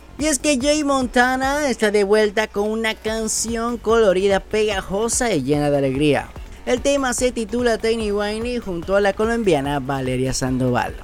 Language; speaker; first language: Spanish; native; Spanish